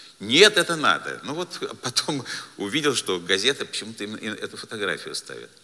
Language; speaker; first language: Russian; native; Russian